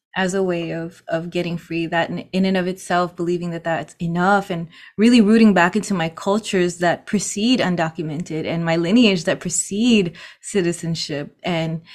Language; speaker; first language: English; early bilingual, other home language; Filipino